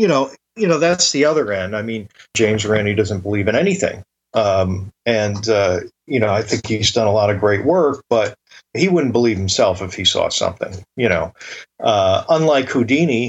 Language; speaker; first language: English; native; English